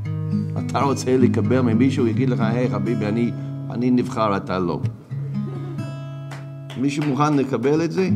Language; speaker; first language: Hebrew; non-native, fluent; English